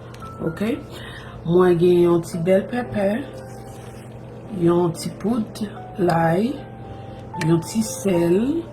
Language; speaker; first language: French; non-native, local second language; Haitian Creole